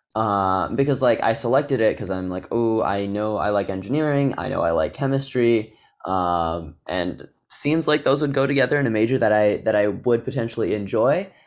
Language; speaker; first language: English; native; English